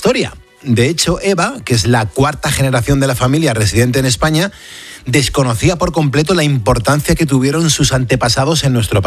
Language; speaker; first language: Spanish; native; Spanish